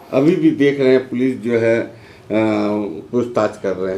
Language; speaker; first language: Hindi; native; Hindi